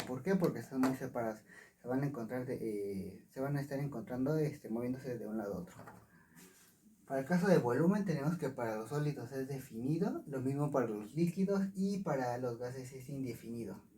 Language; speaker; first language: Spanish; native; Spanish